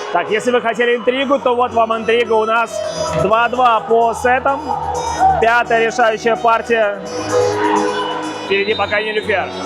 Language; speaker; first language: Russian; native; Russian